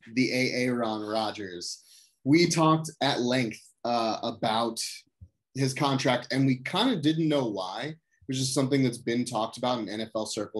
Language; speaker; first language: English; native; English